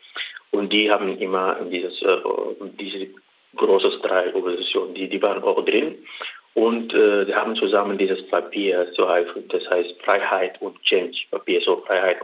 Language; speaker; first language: German; non-native, learner; Arabic